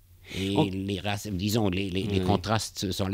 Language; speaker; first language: French; non-native, fluent; German